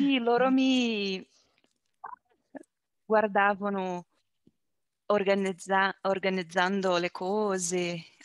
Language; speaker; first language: Italian; non-native, learner; Portuguese